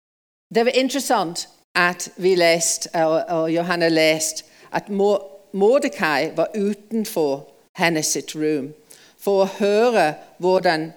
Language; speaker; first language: Norwegian; non-native, fluent; English